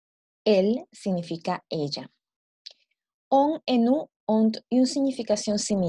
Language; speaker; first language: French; non-native, fluent; Spanish